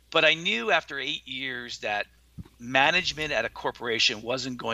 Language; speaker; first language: English; native; English